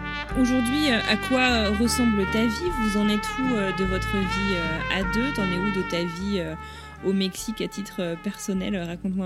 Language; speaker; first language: French; native; French